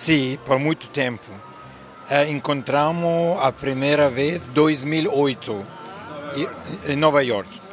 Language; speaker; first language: Portuguese; non-native, learner; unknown